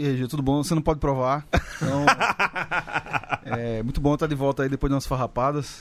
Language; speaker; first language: Portuguese; native; Portuguese